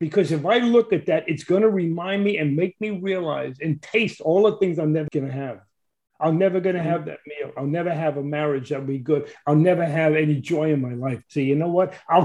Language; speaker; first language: English; native; English